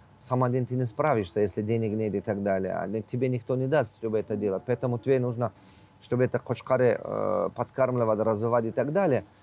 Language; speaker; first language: Russian; non-native, local second language; Tajik